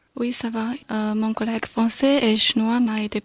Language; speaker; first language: French; non-native, learner; Chinese